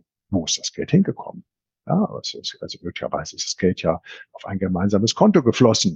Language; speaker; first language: German; native; German